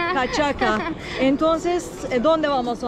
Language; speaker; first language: Spanish; non-native, learner; Turkish